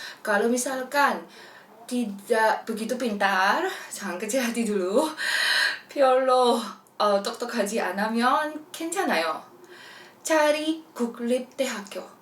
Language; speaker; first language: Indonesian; native; Indonesian